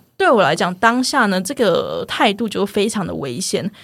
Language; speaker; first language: Chinese; non-native, local second language; Min Nan Chinese